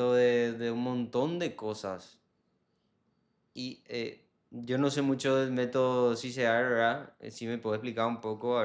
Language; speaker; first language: Spanish; native; Spanish